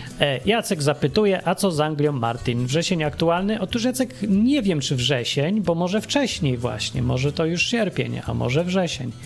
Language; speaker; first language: Polish; native; Polish